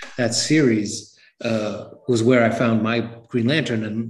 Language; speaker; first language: English; native; English